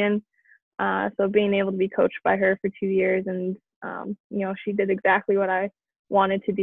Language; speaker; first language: English; native; English